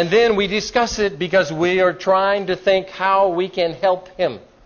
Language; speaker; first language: English; native; English